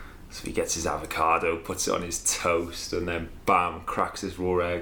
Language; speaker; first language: English; native; English